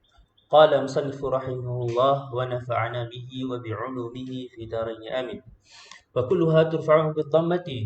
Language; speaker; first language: Arabic; non-native, fluent; Malay